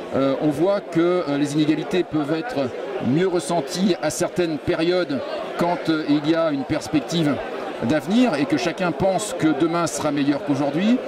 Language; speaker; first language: French; native; French